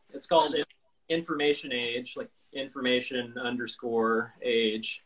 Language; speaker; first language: English; native; English